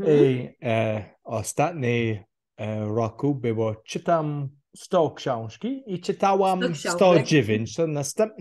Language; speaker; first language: Polish; non-native, learner; English